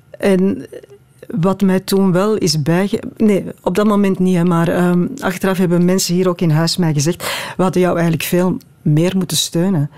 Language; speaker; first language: Dutch; native; Dutch